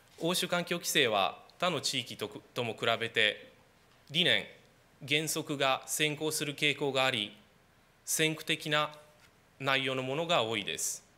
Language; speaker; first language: Japanese; non-native, fluent; Romanian